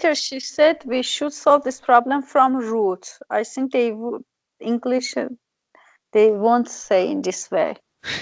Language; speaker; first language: English; non-native, learner; Persian